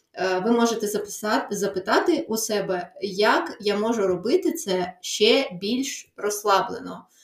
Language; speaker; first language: Ukrainian; non-native, local second language; Russian